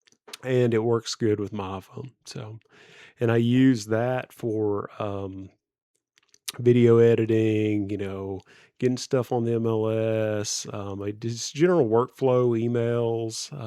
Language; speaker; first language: English; native; English